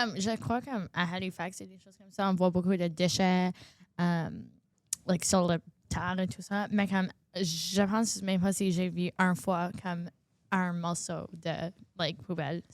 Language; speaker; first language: French; non-native, local second language; English